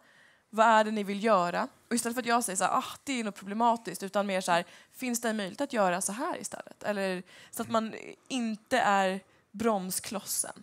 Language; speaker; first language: Swedish; native; Swedish